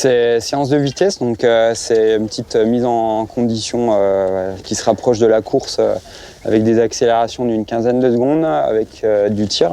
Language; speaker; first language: French; native; French